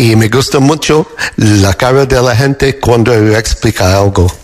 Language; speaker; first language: Spanish; non-native, learner; English